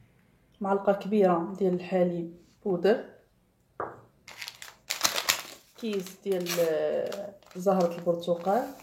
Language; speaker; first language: Arabic; native; Arabic